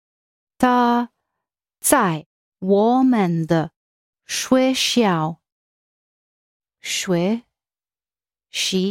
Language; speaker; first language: Chinese; non-native, learner; English